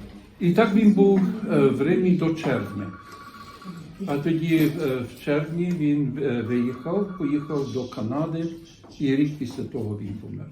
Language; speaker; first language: Ukrainian; early bilingual, heritage; Ukrainian